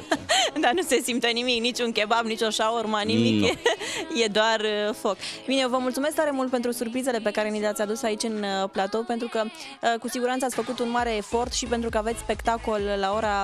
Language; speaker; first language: Romanian; native; Romanian